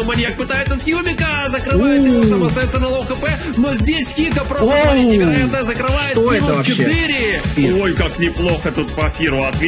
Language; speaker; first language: Russian; native; Russian